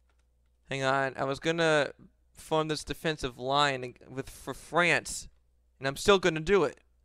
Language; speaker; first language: English; native; English